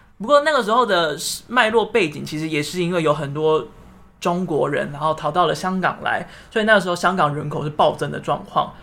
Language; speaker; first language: Chinese; native; Chinese